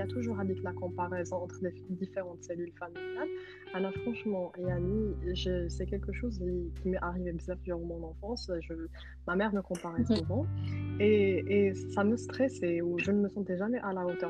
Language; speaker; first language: French; non-native, local second language; Arabic